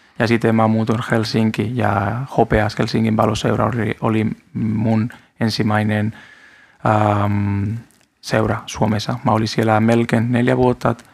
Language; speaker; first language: Finnish; non-native, learner; Spanish